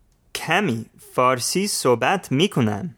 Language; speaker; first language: Persian; non-native, learner; English